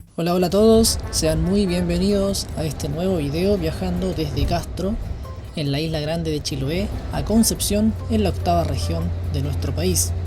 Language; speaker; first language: Spanish; native; Spanish